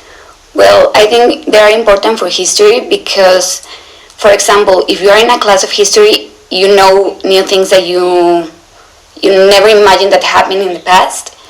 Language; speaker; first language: English; non-native, learner; Spanish